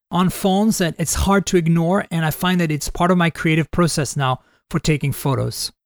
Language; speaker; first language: English; non-native, fluent; French